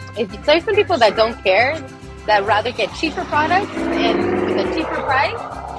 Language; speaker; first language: English; early bilingual, other home language; Spanish